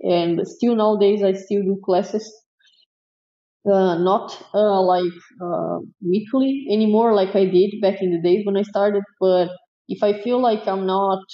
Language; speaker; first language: English; non-native, fluent; Portuguese